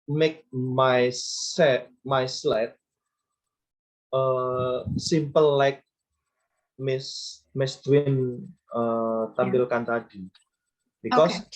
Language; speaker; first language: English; non-native, learner; Indonesian